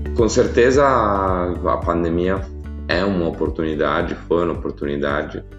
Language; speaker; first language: Portuguese; non-native, fluent; Italian